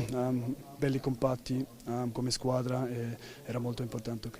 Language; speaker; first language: Italian; non-native, fluent; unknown